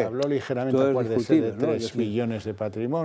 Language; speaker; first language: Spanish; native; Spanish